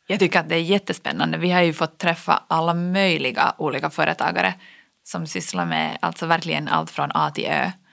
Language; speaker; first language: Swedish; native; Swedish